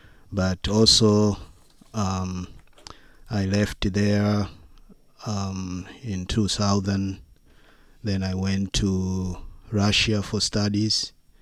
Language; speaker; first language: English; non-native, local second language; Swahili